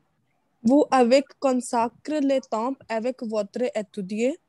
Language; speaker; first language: French; non-native, learner; Hindi